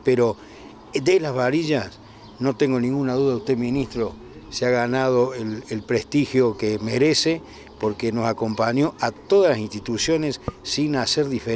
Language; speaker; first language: Spanish; native; Spanish